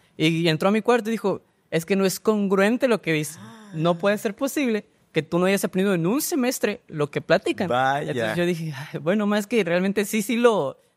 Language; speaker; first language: Spanish; native; Spanish